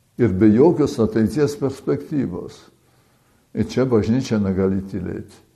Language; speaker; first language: Lithuanian; early bilingual, heritage; Lithuanian